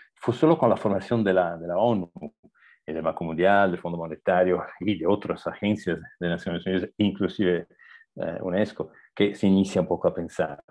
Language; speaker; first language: Spanish; non-native, fluent; Italian